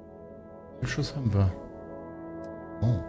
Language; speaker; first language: German; native; German